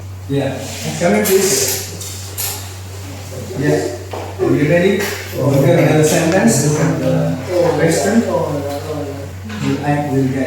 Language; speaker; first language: English; non-native, fluent; Indonesian